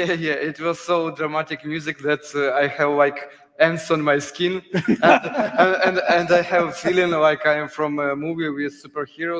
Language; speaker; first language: English; non-native, learner; Ukrainian